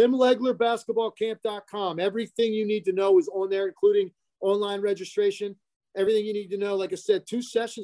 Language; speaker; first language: English; native; English